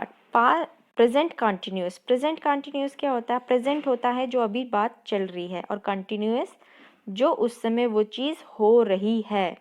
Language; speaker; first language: Hindi; non-native, local second language; Punjabi